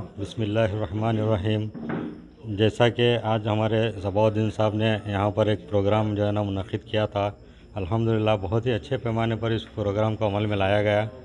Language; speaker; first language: Hindi; non-native, local second language; Urdu